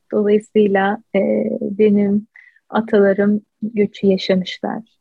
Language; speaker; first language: Turkish; native; Turkish